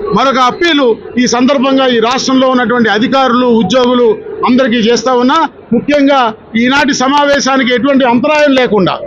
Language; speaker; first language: Telugu; native; Telugu